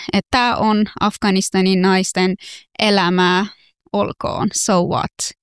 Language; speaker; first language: Finnish; non-native, fluent; Persian